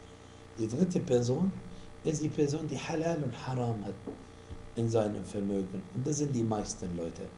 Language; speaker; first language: German; non-native, fluent; Arabic